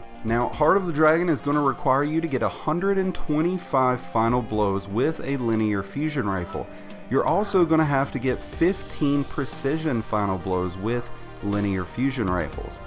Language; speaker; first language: English; native; English